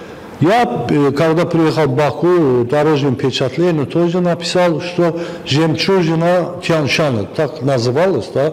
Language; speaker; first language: Russian; non-native, fluent; Azerbaijani